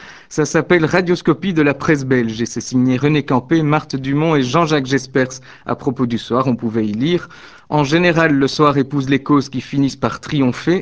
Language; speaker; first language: French; native; French